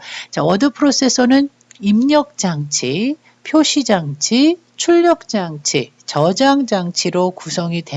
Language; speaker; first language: Korean; native; Korean